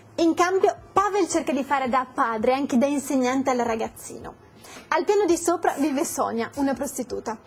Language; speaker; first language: Italian; native; Italian